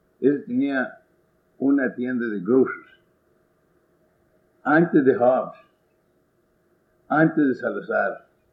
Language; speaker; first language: Spanish; early bilingual, heritage; Spanish